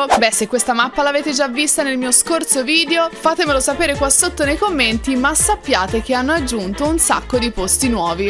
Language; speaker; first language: Italian; native; Italian